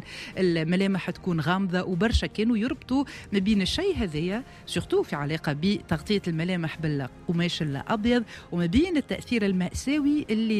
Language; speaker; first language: Arabic; native; Arabic